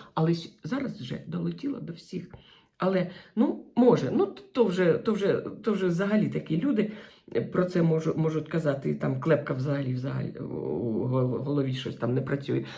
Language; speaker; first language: Ukrainian; non-native, local second language; Russian